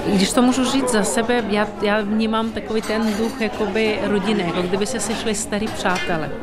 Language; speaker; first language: Czech; non-native, fluent; Ukrainian